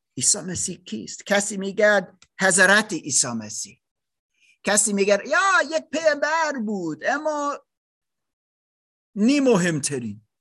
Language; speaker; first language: Persian; non-native, learner; German